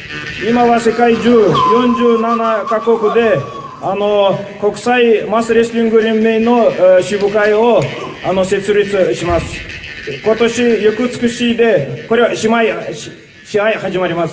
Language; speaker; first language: Japanese; non-native, fluent; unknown